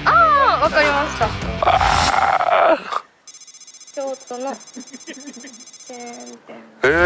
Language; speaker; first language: Japanese; native; Japanese